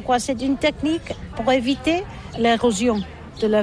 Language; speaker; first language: French; non-native, learner; Catalan